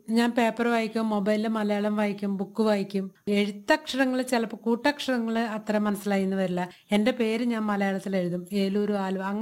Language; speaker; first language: Malayalam; non-native, local second language; Telugu